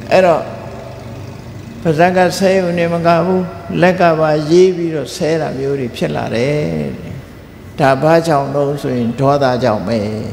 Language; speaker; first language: Burmese; native; Burmese